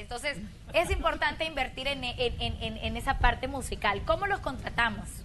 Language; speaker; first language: Spanish; native; Spanish